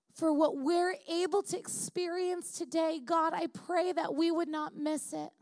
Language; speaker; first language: English; native; English